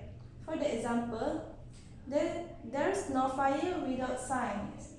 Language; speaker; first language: English; non-native, learner; Malay